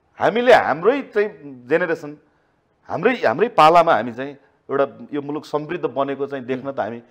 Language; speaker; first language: Nepali; native; Nepali